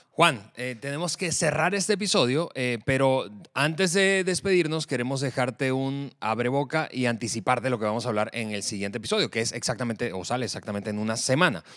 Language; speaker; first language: Spanish; native; Spanish